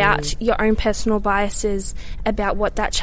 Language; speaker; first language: English; native; English